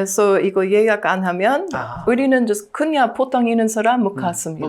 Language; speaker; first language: Korean; non-native, learner; English